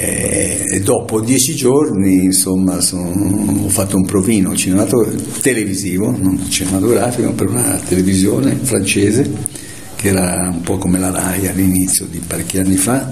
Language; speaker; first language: Italian; native; Italian